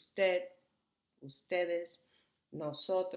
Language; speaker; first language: Spanish; non-native, fluent; English